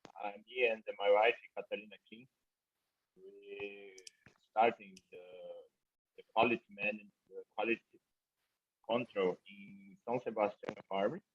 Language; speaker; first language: English; non-native, learner; Portuguese